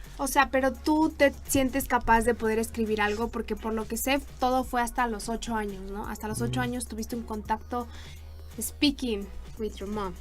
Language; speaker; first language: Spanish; native; Spanish